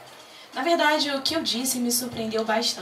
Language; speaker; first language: Portuguese; native; Portuguese